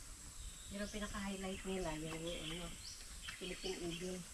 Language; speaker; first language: Filipino; non-native, local second language; Cebuano